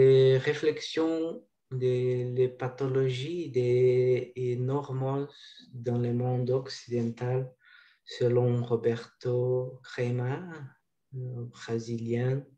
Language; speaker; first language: French; non-native, learner; Portuguese